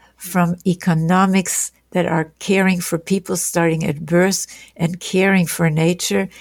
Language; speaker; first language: English; non-native, fluent; German